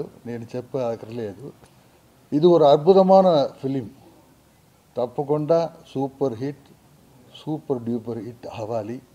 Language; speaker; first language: Telugu; non-native, learner; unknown